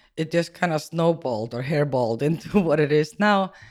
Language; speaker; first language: English; non-native, fluent; Icelandic